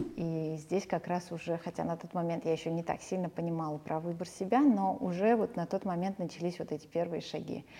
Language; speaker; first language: Russian; early bilingual, other home language; Armenian